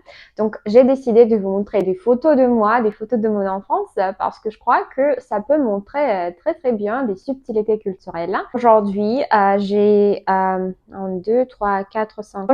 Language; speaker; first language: French; non-native, learner; Russian